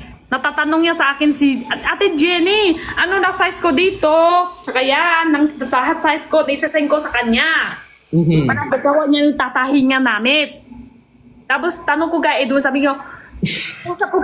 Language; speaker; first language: Filipino; non-native, local second language; Cebuano